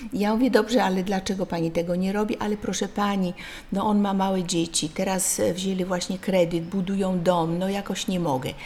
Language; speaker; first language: Polish; native; Polish